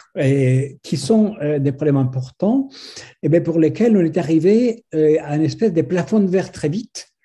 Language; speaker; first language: French; non-native, fluent; Spanish